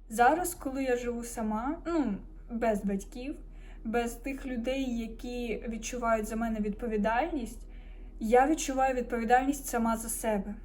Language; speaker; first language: Ukrainian; native; Ukrainian